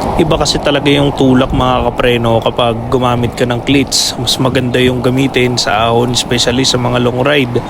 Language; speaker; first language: Filipino; native; Filipino